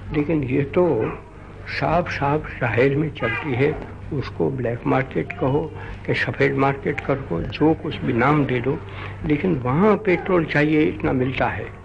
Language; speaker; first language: Hindi; non-native, local second language; Gujarati